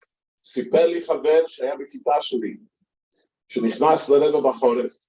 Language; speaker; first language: Hebrew; non-native, fluent; English